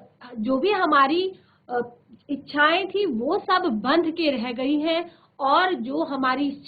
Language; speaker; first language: Hindi; native; Hindi